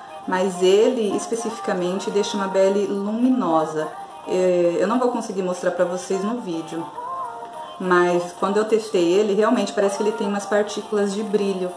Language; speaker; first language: Portuguese; native; Portuguese